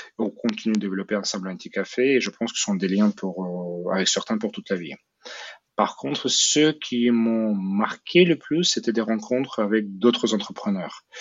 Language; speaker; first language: French; non-native, fluent; Russian